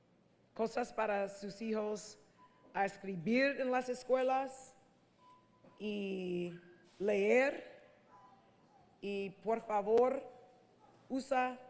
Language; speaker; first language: Spanish; non-native, learner; English